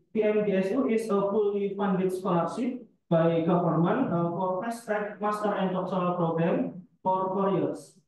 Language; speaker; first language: English; non-native, fluent; Indonesian